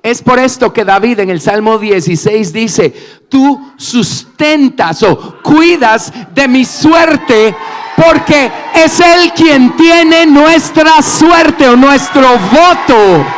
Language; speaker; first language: Spanish; native; Spanish